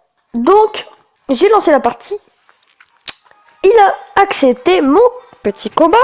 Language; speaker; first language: French; native; French